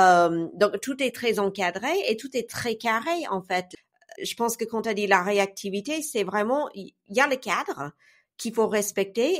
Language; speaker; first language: French; non-native, fluent; English